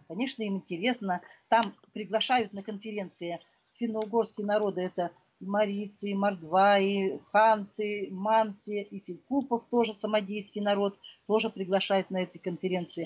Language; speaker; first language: Russian; non-native, local second language; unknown